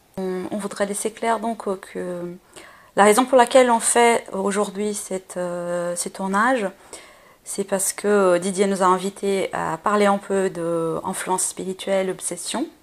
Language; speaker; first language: French; non-native, fluent; Portuguese